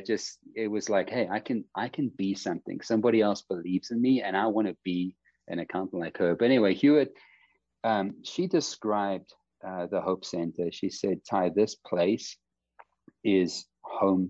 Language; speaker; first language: English; native; English